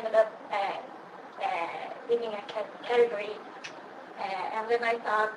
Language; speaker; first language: English; non-native, fluent; Swedish